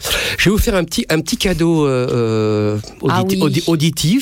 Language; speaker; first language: French; native; French